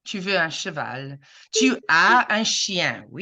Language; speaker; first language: French; non-native, fluent; English